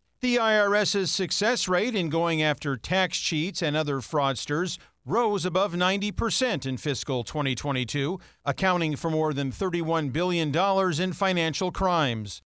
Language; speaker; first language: English; native; English